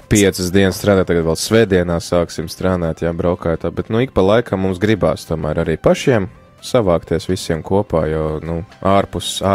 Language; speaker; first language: Latvian; native; Latvian